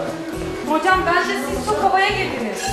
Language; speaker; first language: Turkish; native; Turkish